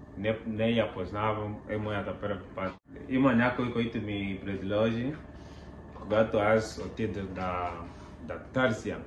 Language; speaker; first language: Bulgarian; non-native, learner; Portuguese